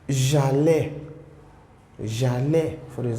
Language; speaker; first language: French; non-native, fluent; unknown